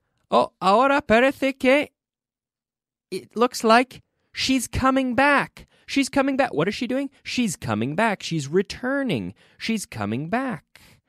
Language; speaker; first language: English; native; English